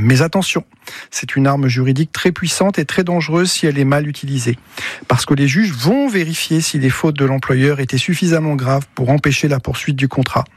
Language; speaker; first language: French; native; French